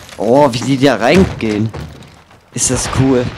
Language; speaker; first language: German; native; German